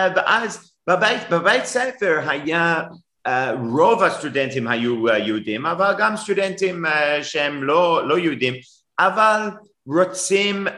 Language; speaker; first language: Hebrew; non-native, fluent; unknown